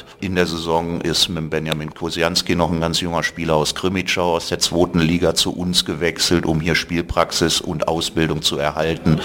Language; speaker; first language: German; native; German